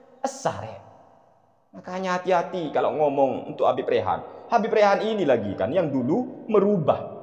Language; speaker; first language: Indonesian; non-native, local second language; Madurese